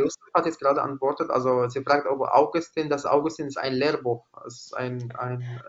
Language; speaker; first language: German; non-native, fluent; Arabic